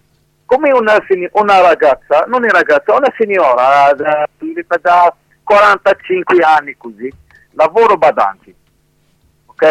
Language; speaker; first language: Italian; non-native, learner; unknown